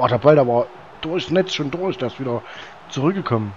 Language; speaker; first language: German; native; German